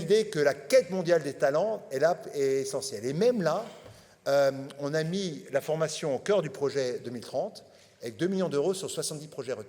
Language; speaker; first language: French; native; French